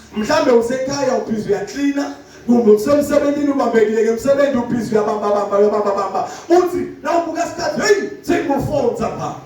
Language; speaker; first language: Zulu; non-native, local second language; Swati